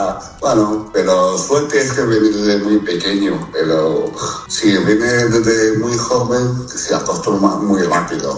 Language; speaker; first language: Spanish; non-native, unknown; Chinese